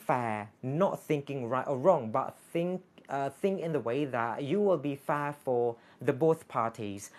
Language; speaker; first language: English; non-native, fluent; Thai